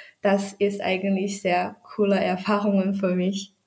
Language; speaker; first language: German; non-native, learner; Chinese